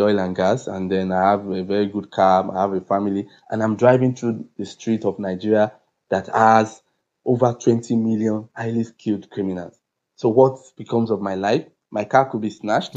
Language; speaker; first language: English; non-native, local second language; Yoruba